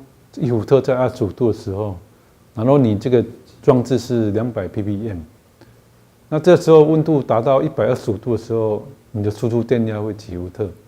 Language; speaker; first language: Chinese; native; Chinese